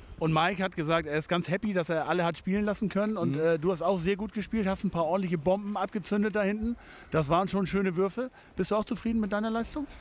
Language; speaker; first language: German; native; German